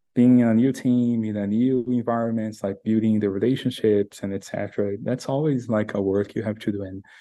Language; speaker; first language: English; non-native, fluent; Portuguese